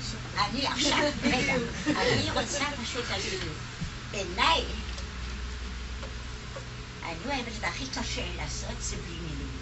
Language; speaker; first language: Hebrew; non-native, fluent; German